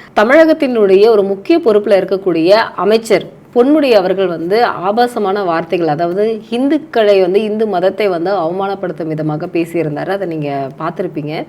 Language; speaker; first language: Tamil; native; Tamil